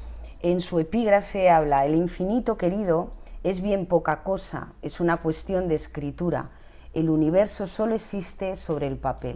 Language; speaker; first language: Spanish; native; Spanish